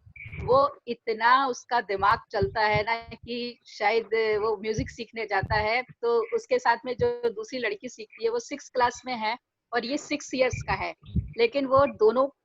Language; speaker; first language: Hindi; native; Hindi